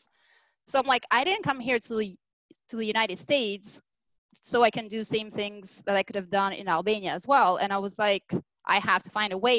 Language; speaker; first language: English; non-native, fluent; Albanian